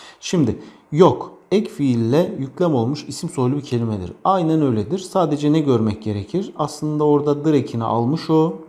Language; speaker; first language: Turkish; native; Turkish